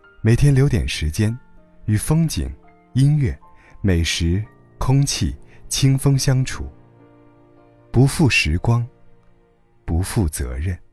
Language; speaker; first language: Chinese; native; Chinese